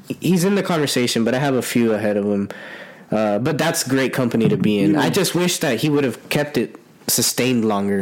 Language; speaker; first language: English; early bilingual, other home language; Spanish